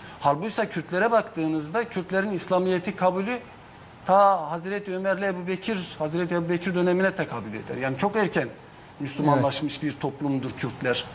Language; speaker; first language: Turkish; non-native, local second language; Zaza